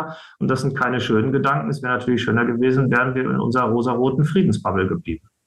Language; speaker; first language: German; native; German